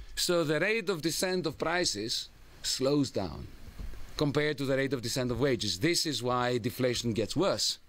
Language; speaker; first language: English; non-native, fluent; Greek